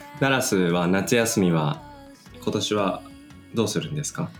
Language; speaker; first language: Japanese; native; Japanese